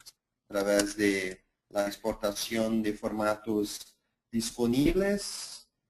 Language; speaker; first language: Spanish; non-native, fluent; Portuguese